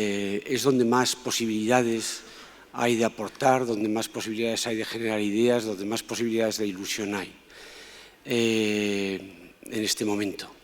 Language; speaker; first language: Spanish; native; Spanish